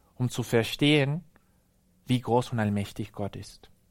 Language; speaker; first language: German; non-native, fluent; Spanish